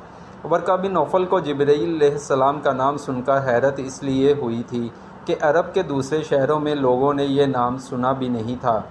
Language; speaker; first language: Urdu; native; Urdu